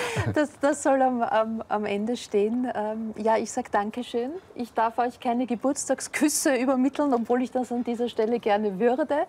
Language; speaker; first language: German; native; German